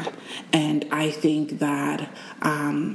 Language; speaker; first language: English; non-native, local second language; Akan